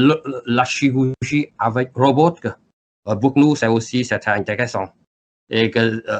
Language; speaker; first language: French; non-native, learner; Vietnamese